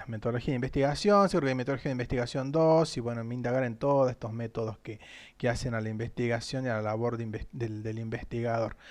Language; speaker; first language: Spanish; native; Spanish